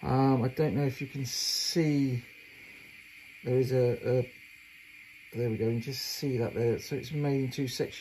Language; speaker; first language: English; native; English